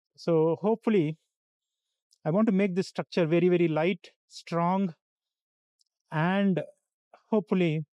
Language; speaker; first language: English; non-native, local second language; Tamil